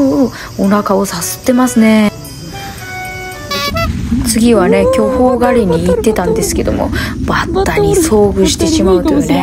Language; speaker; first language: Japanese; native; Japanese